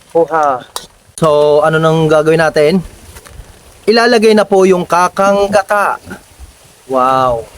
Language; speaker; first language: Filipino; native; Filipino